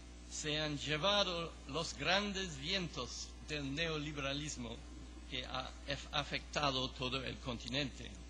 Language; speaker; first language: Spanish; non-native, fluent; English